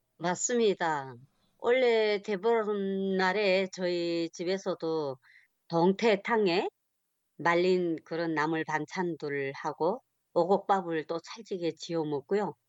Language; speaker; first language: Korean; native; Korean